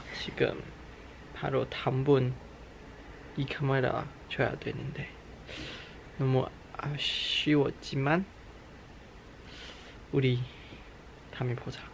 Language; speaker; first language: Korean; non-native, learner; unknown